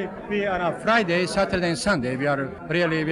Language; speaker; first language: English; non-native, learner; Serbian